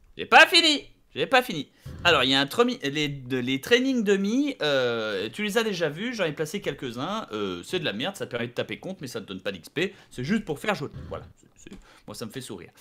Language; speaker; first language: French; native; French